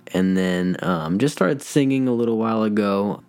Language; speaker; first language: English; native; English